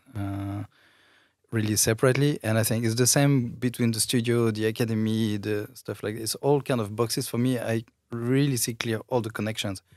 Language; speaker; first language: English; non-native, fluent; French